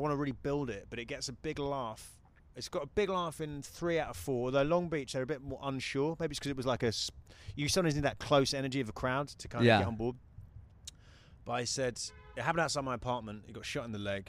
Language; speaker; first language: English; native; English